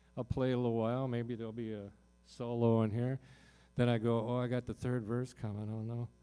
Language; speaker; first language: English; native; English